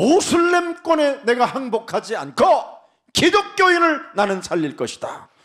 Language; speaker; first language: Korean; native; Korean